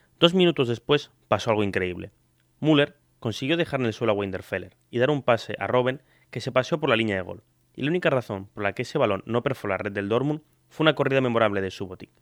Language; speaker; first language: Spanish; native; Spanish